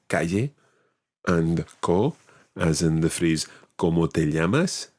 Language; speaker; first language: Spanish; non-native, fluent; English